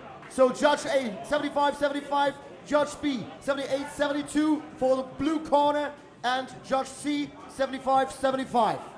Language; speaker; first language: English; non-native, fluent; German